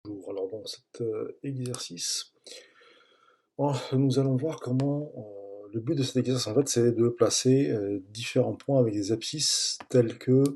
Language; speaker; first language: French; native; French